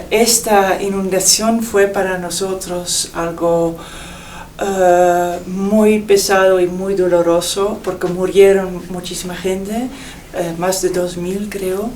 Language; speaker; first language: Spanish; non-native, fluent; Dutch